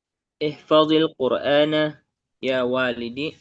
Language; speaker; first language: Arabic; non-native, learner; Indonesian